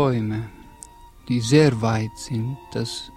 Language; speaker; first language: German; non-native, fluent; Estonian